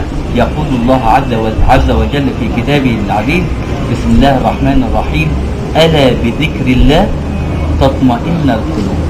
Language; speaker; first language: Arabic; native; Arabic